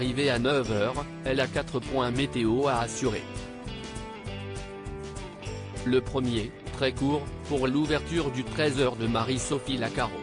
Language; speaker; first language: French; native; French